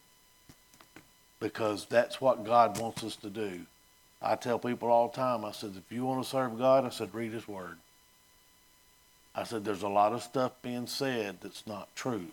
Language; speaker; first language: English; native; English